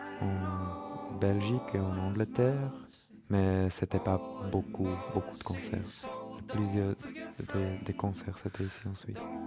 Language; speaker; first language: French; non-native, learner; German